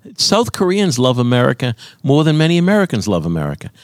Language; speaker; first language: English; native; English